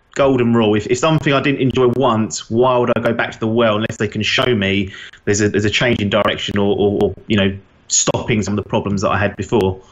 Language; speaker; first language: English; native; English